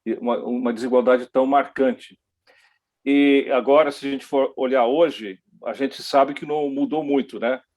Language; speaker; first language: Portuguese; early bilingual, other home language; Dutch